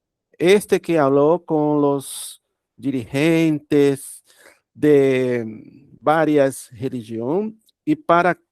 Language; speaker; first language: Spanish; non-native, learner; Portuguese